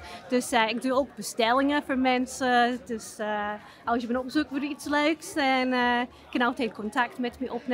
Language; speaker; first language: Dutch; non-native, fluent; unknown